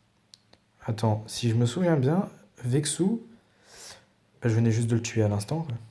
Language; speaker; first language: French; native; French